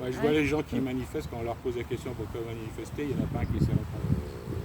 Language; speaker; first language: French; native; French